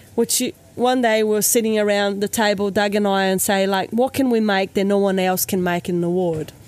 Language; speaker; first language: English; native; English